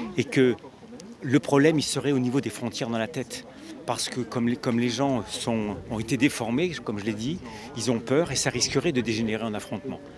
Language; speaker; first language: French; native; French